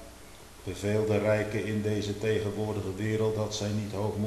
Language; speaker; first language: Dutch; native; Dutch